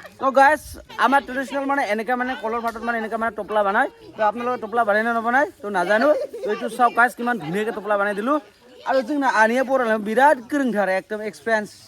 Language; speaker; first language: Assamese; non-native, local second language; Garo